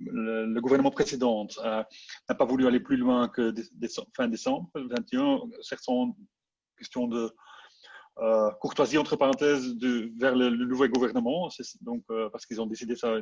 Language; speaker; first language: French; non-native, local second language; Dutch